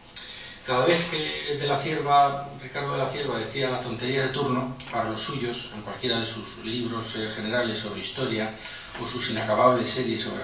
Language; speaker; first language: Spanish; native; Spanish